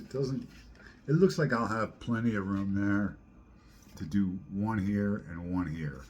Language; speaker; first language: English; native; English